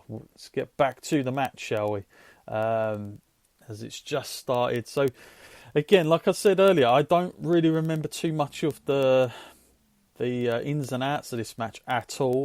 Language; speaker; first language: English; native; English